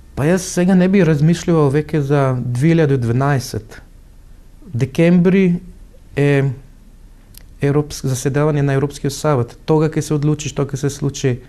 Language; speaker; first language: Macedonian; non-native, fluent; Slovenian